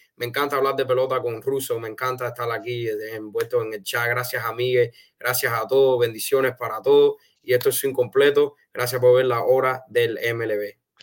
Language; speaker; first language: Spanish; early bilingual, heritage; Spanish